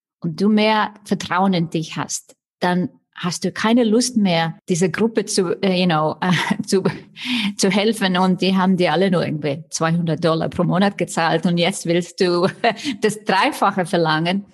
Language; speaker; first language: German; non-native, fluent; Icelandic